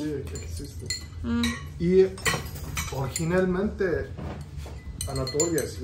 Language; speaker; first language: Spanish; non-native, learner; Turkish